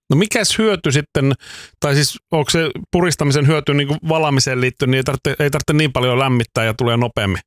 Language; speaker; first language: Finnish; native; Finnish